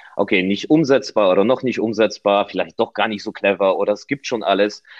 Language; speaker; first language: German; non-native, fluent; Polish